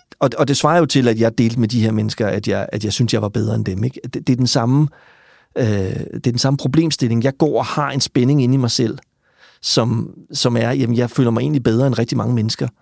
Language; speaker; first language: Danish; native; Danish